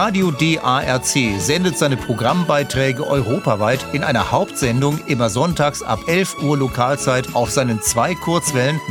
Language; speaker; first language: German; native; German